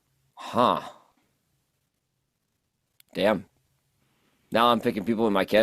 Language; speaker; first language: English; native; English